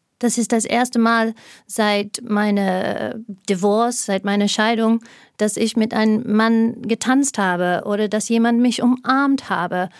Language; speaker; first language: German; non-native, fluent; English